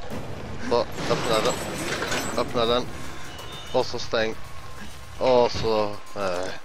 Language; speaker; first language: Swedish; native; Swedish